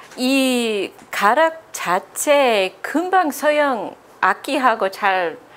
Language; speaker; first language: Korean; non-native, fluent; English